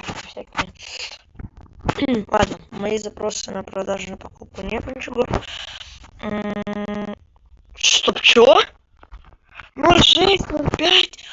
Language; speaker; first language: Russian; native; Russian